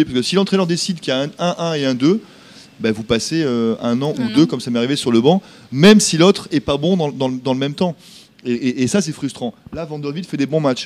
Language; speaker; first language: French; native; French